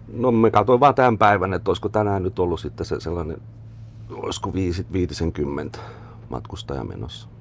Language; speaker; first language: Finnish; native; Finnish